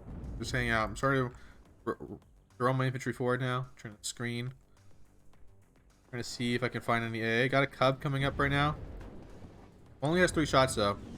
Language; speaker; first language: English; native; English